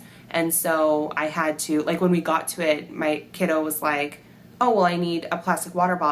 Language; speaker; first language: English; native; English